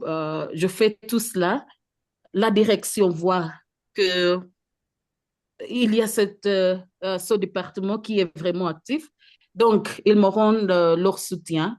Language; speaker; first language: French; non-native, fluent; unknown